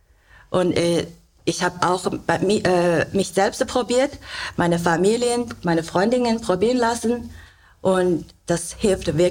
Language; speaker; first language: German; non-native, learner; Chinese